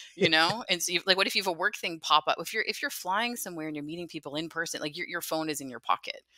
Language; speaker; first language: English; native; English